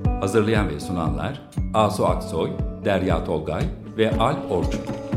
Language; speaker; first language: Turkish; native; Turkish